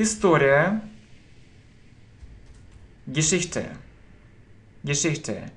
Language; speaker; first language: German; non-native, fluent; Russian